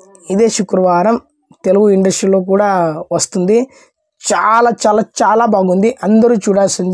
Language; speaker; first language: Telugu; non-native, local second language; Kannada